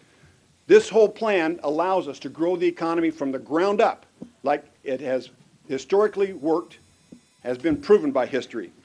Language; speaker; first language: English; native; English